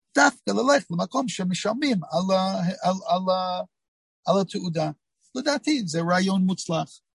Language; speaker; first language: Hebrew; non-native, fluent; English